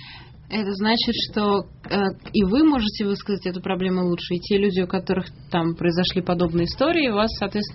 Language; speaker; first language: Russian; native; Russian